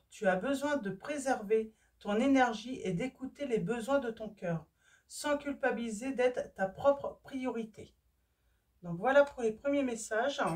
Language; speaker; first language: French; native; French